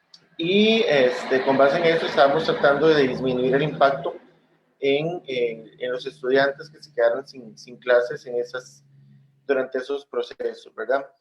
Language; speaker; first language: Spanish; native; Spanish